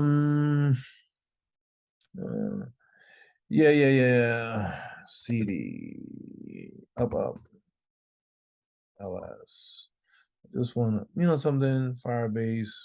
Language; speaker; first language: English; native; English